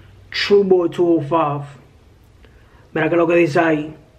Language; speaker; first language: Spanish; early bilingual, heritage; Spanish